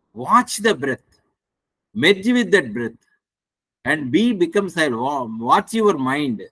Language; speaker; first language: English; non-native, local second language; Telugu